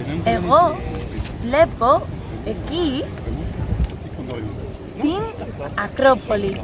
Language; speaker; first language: Greek; non-native, learner; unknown